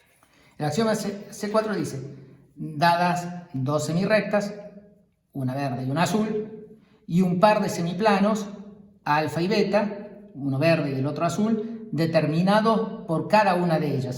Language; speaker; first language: Spanish; native; Spanish